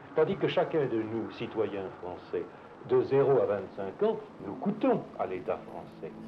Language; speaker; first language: French; native; French